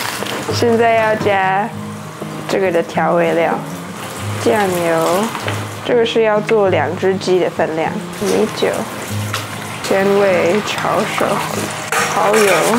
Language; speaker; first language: Chinese; native; Chinese